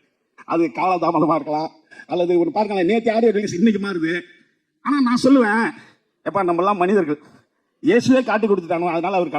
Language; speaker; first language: Tamil; native; Tamil